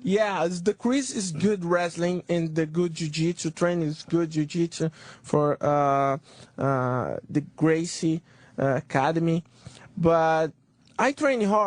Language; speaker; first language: English; non-native, learner; Portuguese